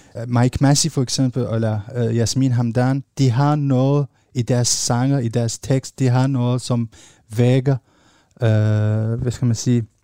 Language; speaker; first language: Danish; non-native, fluent; Arabic